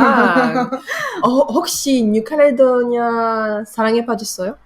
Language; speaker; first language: Korean; non-native, learner; French